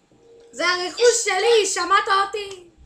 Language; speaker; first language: Hebrew; native; Hebrew